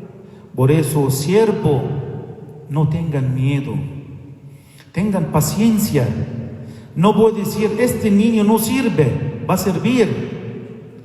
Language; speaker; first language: Spanish; non-native, fluent; Arabic